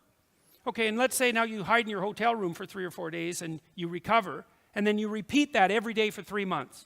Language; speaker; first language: English; native; English